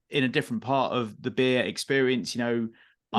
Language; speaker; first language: English; native; English